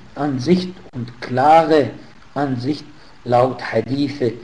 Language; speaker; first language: German; non-native, fluent; Arabic